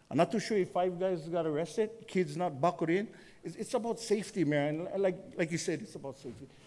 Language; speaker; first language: English; native; English